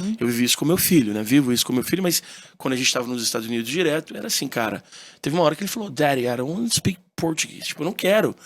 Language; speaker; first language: Portuguese; early bilingual, heritage; Portuguese